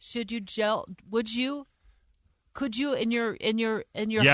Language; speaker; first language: English; native; English